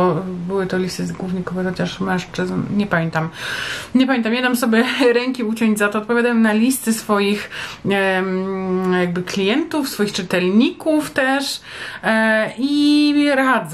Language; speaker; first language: Polish; native; Polish